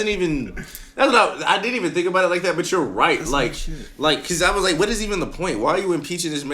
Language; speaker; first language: English; native; English